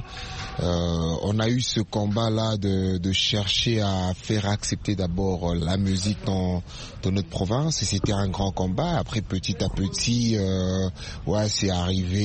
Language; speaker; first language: French; non-native, local second language; Swahili